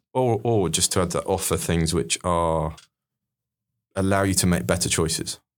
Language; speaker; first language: English; native; English